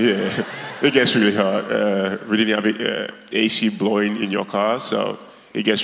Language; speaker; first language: English; non-native, local second language; Ga